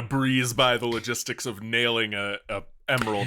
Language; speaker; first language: English; native; English